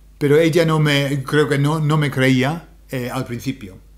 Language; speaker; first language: Spanish; non-native, fluent; English